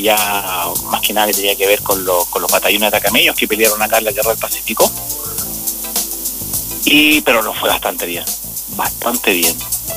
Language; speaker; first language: Spanish; native; Spanish